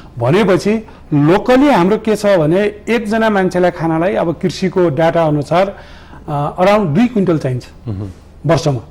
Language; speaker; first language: Nepali; native; Nepali